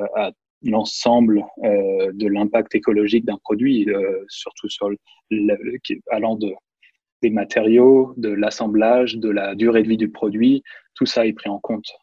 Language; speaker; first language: French; native; French